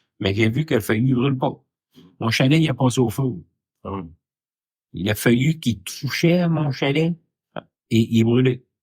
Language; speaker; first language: French; native; French